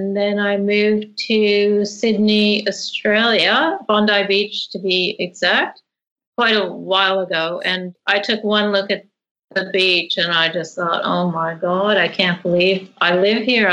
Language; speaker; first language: English; native; English